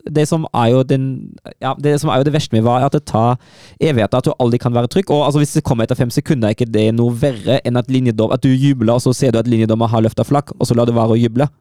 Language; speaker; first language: Norwegian; non-native, fluent; German